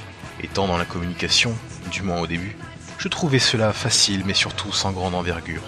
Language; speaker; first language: French; native; French